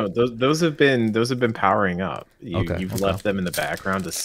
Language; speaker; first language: English; native; English